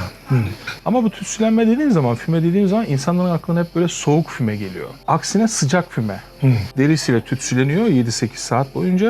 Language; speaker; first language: Turkish; native; Turkish